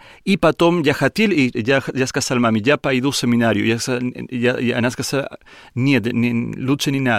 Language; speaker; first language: Russian; non-native, learner; Spanish